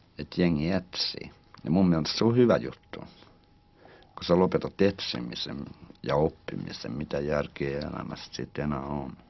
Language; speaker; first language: Finnish; early bilingual, heritage; Finnish